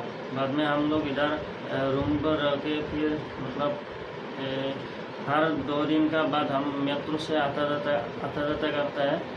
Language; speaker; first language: Hindi; non-native, local second language; Assamese